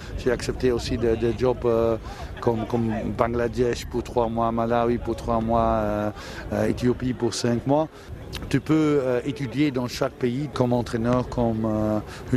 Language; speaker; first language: French; non-native, learner; Dutch